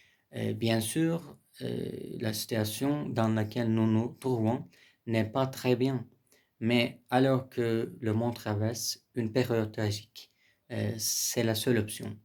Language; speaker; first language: French; non-native, learner; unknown